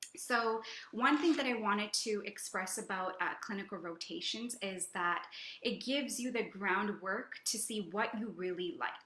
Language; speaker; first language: English; native; English